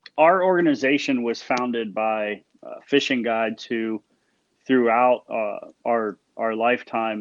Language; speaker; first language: English; native; English